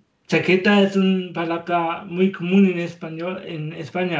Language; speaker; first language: Spanish; non-native, learner; German